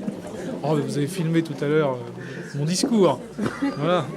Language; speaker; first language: French; native; French